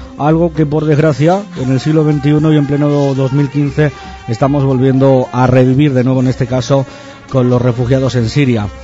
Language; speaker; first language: Spanish; native; Spanish